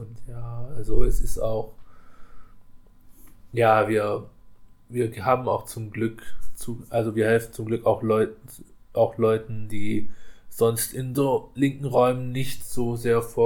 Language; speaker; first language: German; native; German